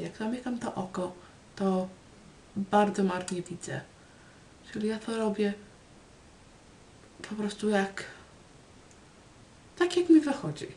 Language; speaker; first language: Polish; early bilingual, heritage; Polish